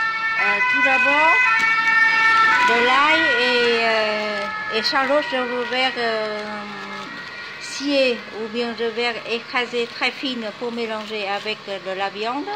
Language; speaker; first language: French; non-native, fluent; Vietnamese